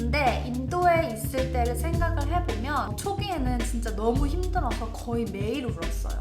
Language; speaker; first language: Korean; native; Korean